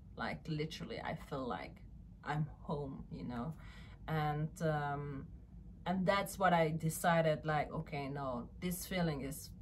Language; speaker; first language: English; non-native, fluent; French